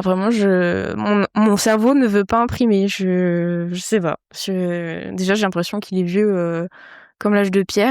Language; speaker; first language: French; native; French